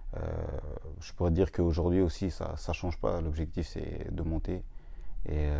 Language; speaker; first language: French; native; French